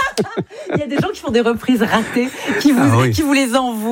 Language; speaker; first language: French; native; French